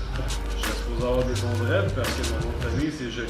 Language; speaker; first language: French; native; French